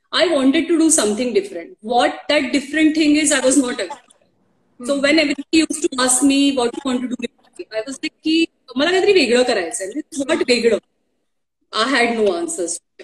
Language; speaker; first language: English; non-native, local second language; Marathi